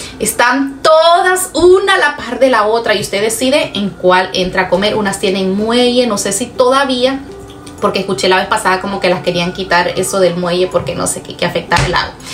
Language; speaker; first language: Spanish; native; Spanish